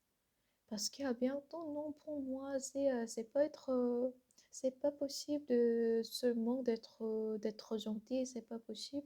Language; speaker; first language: French; non-native, learner; Korean